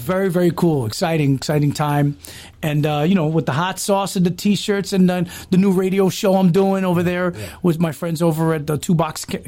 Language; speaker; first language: English; early bilingual, other home language; Spanish